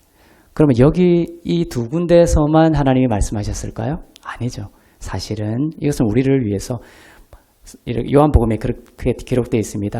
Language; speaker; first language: Korean; native; Korean